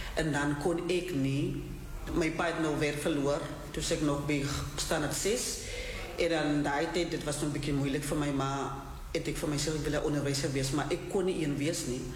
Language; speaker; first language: Afrikaans; non-native, local second language; Southern Sotho